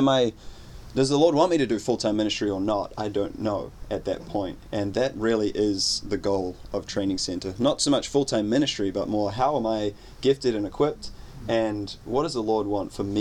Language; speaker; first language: English; native; English